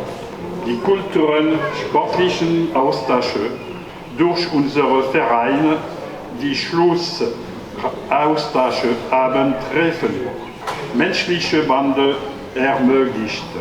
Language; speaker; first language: German; non-native, learner; French